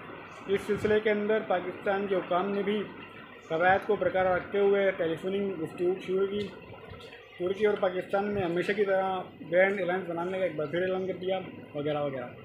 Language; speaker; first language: Urdu; native; Urdu